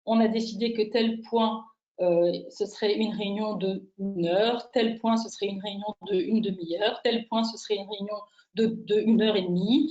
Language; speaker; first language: French; native; French